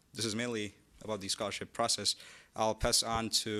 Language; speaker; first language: English; non-native, fluent; Amharic